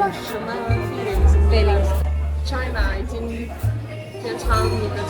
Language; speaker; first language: Chinese; non-native, fluent; Arabic